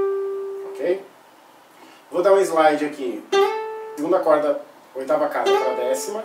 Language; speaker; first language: Portuguese; native; Portuguese